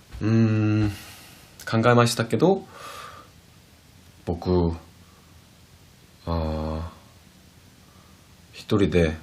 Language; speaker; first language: Japanese; non-native, fluent; Korean